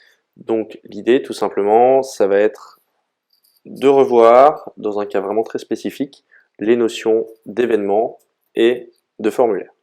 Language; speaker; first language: French; native; French